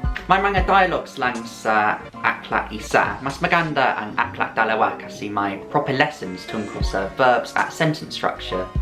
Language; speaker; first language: Filipino; non-native, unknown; English